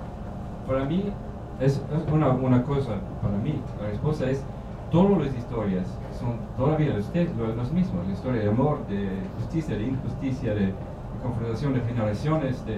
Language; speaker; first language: Spanish; non-native, learner; German